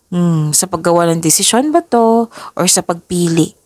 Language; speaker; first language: Filipino; native; Filipino